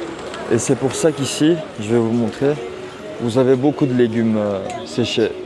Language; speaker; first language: French; early bilingual, heritage; Turkish